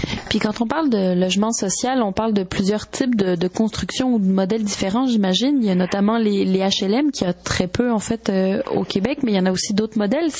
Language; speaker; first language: French; native; French